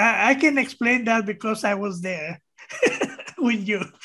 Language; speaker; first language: English; non-native, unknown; Bulgarian